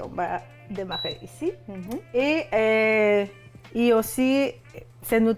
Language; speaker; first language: French; non-native, fluent; Spanish